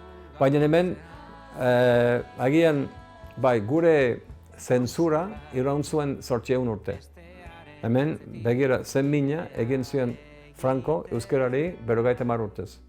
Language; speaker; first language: Basque; non-native, fluent; English